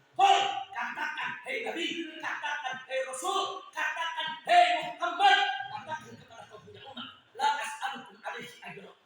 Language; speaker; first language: Indonesian; native; Indonesian